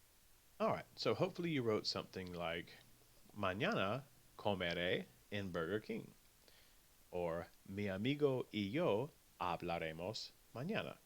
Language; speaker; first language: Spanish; non-native, fluent; English